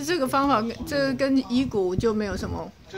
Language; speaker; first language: Chinese; native; Chinese